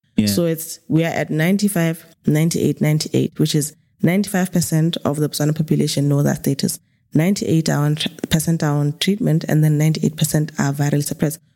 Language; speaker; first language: English; non-native, local second language; Tswana